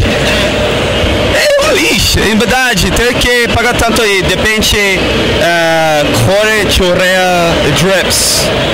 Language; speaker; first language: Portuguese; non-native, learner; English